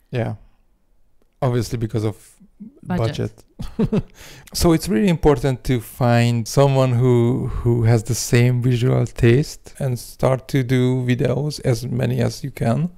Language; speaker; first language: English; non-native, fluent; Hungarian